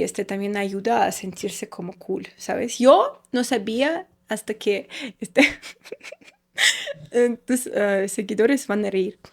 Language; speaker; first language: Spanish; non-native, fluent; Russian